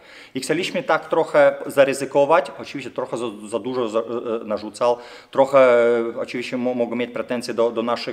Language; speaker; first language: Polish; non-native, fluent; Lithuanian